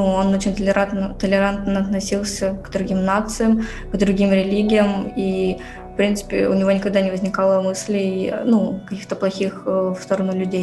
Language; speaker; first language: Russian; native; Russian